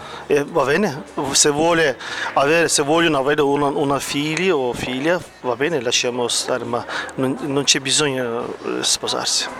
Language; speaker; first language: Italian; non-native, learner; Turkish